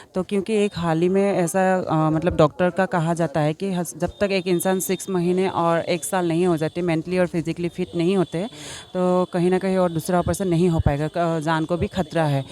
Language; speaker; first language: Hindi; non-native, local second language; Assamese